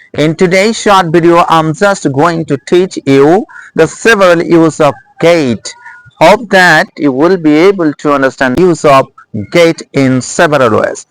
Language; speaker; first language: English; non-native, local second language; Bangla